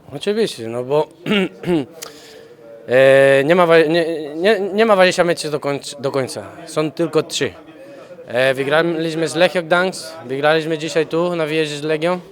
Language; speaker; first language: Polish; non-native, fluent; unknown